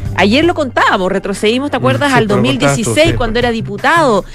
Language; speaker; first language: Spanish; native; Spanish